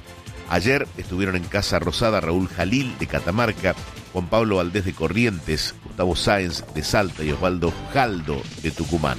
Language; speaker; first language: Spanish; native; Spanish